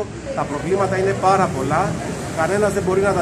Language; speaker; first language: Greek; native; Greek